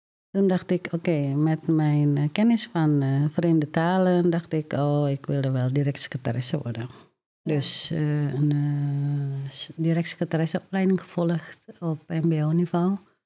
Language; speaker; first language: Dutch; non-native, fluent; Indonesian